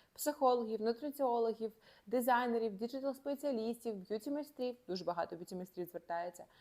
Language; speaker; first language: Ukrainian; native; Ukrainian